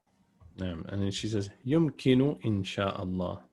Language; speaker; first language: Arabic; non-native, fluent; English